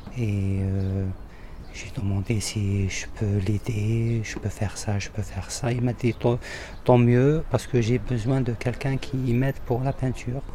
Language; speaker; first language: French; non-native, local second language; Arabic